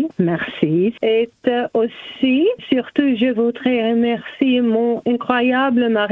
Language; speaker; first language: French; non-native, learner; German